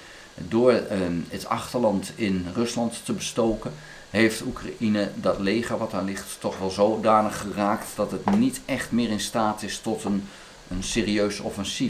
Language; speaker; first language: Dutch; native; Dutch